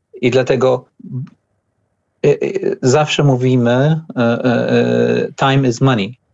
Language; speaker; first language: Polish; non-native, learner; Arabic